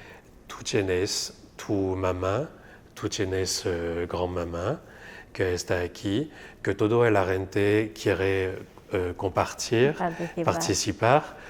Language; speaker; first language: Spanish; non-native, fluent; French